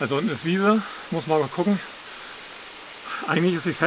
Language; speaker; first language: German; native; German